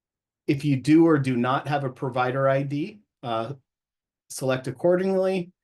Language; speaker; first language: English; native; English